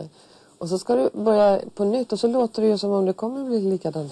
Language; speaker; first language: Swedish; native; Swedish